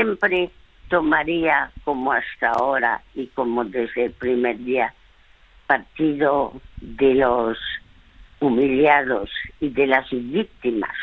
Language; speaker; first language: Spanish; early bilingual, other home language; French